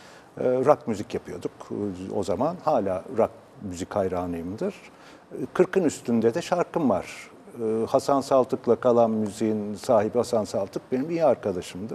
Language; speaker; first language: Turkish; native; Turkish